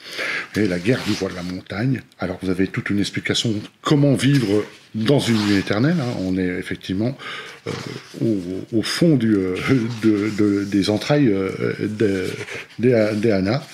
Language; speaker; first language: French; native; French